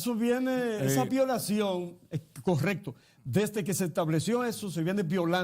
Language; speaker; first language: Spanish; native; Spanish